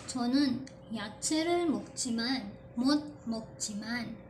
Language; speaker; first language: Korean; non-native, fluent; Filipino